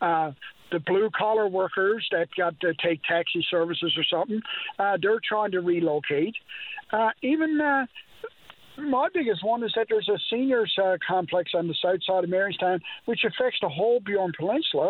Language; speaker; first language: English; native; English